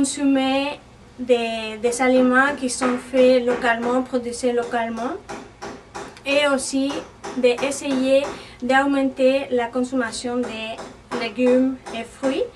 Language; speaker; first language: French; non-native, fluent; Spanish